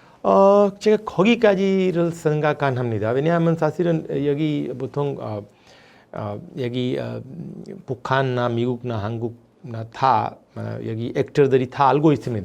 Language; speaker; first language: Korean; non-native, fluent; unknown